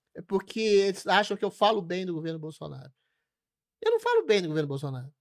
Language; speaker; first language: Portuguese; native; Portuguese